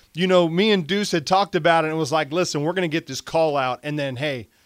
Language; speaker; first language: English; native; English